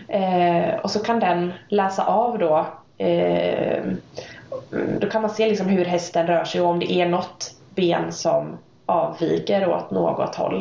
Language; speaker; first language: Swedish; native; Swedish